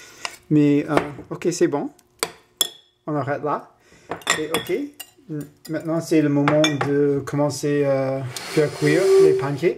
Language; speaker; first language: French; non-native, learner; English